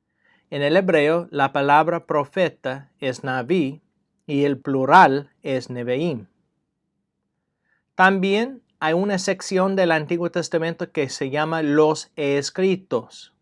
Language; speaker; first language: Spanish; non-native, fluent; English